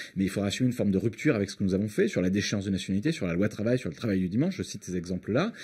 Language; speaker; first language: French; native; French